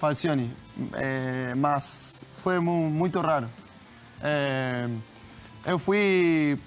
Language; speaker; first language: Portuguese; non-native, learner; Spanish